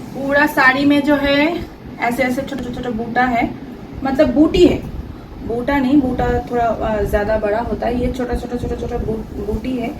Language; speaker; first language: Hindi; non-native, local second language; Bangla